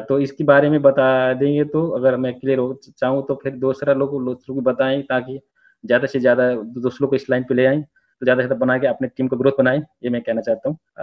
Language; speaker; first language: Hindi; non-native, learner; Nepali